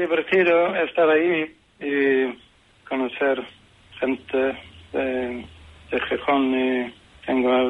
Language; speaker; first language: Spanish; non-native, fluent; Swedish